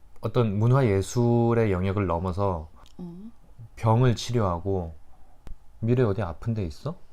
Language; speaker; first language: Korean; native; Korean